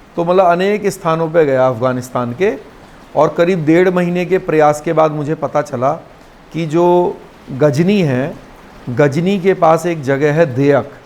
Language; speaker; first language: Hindi; native; Hindi